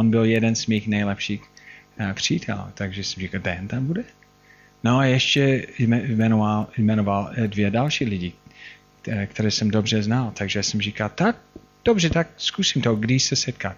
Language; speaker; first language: Czech; non-native, fluent; English